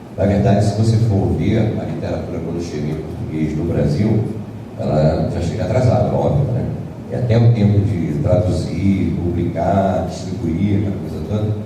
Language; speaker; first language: Portuguese; native; Portuguese